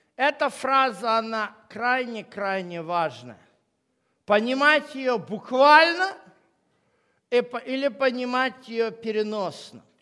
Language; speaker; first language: Russian; native; Russian